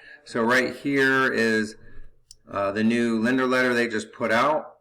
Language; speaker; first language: English; native; English